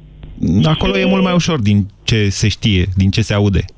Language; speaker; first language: Romanian; native; Romanian